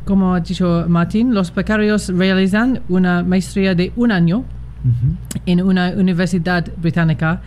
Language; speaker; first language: Spanish; non-native, learner; English